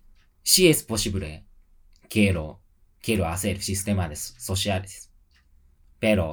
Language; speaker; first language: Spanish; non-native, learner; Japanese